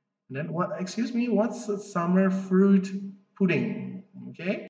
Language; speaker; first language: English; non-native, fluent; Indonesian